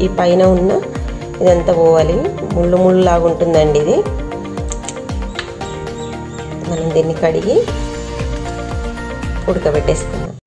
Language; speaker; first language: Telugu; native; Telugu